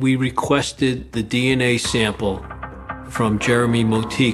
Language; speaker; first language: English; native; English